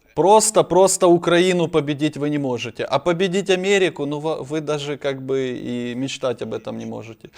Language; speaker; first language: Russian; native; Russian